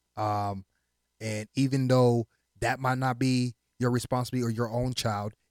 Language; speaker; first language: English; early bilingual, other home language; Haitian Creole